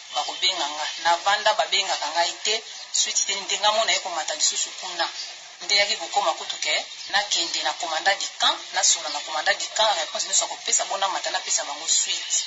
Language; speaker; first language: Lingala; non-native, local second language; Kongo